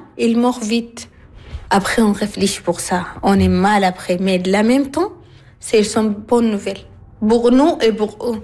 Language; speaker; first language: French; non-native, learner; Arabic